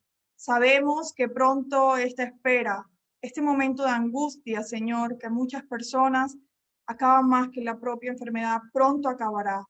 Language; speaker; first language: Spanish; native; Spanish